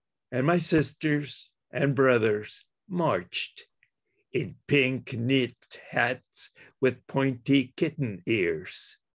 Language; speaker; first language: English; early bilingual, other home language; Spanish